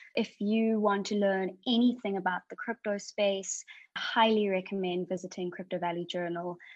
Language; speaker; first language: English; native; English